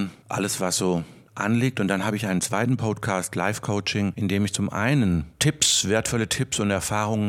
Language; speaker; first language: German; native; German